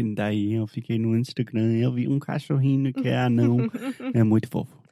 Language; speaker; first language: Portuguese; non-native, fluent; English